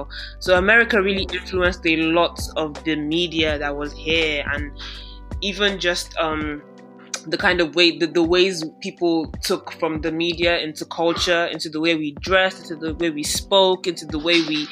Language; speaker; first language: English; non-native, local second language; Yoruba